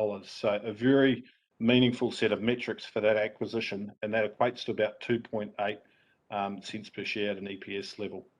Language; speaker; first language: English; native; English